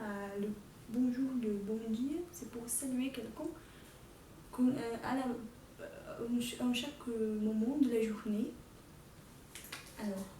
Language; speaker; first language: French; non-native, fluent; Portuguese